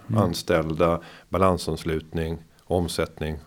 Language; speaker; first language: Swedish; native; Swedish